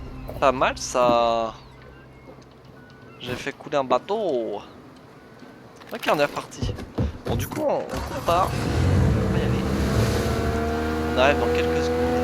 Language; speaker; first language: French; native; French